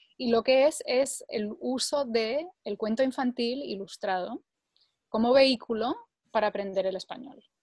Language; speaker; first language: Spanish; early bilingual, other home language; English